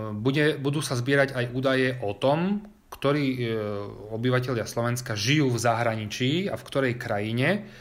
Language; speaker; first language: Slovak; early bilingual, heritage; Slovak